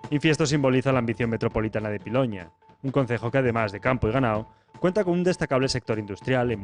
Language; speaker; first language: Spanish; native; Spanish